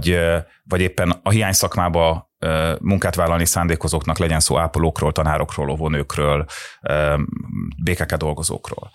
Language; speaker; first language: Hungarian; native; Hungarian